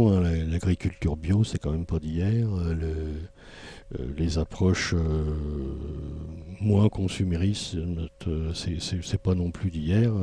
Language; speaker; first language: French; native; French